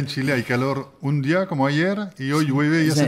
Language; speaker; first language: Spanish; native; Spanish